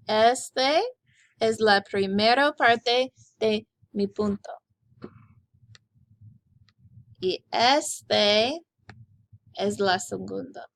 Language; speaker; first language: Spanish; non-native, learner; English